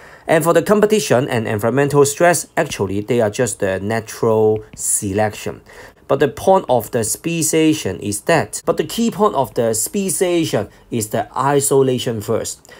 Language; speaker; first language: English; non-native, local second language; Cantonese